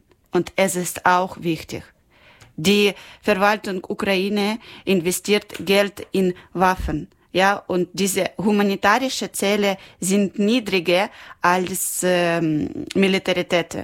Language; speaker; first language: German; non-native, learner; Ukrainian